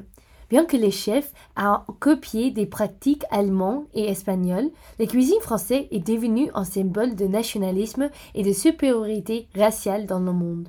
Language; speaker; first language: French; non-native, fluent; Dutch